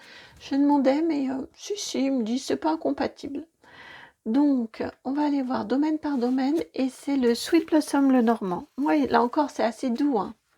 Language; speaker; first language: French; native; French